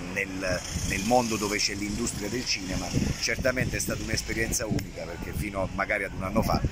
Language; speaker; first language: Italian; native; Italian